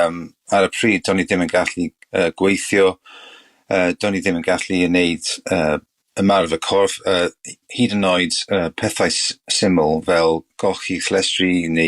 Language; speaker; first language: Welsh; non-native, local second language; English